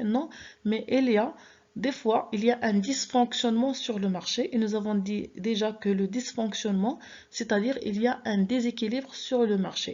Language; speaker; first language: French; non-native, local second language; Arabic